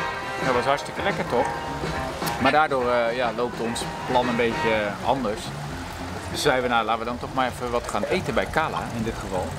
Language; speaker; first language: Dutch; native; Dutch